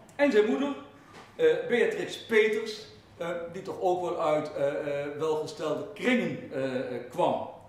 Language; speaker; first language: Dutch; native; Dutch